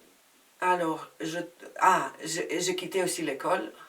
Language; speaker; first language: French; non-native, fluent; Spanish